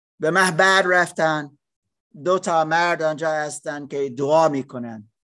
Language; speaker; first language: Persian; non-native, learner; English